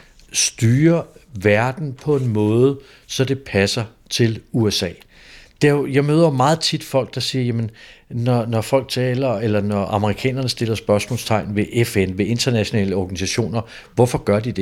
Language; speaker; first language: Danish; native; Danish